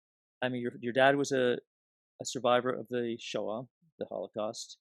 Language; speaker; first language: English; native; English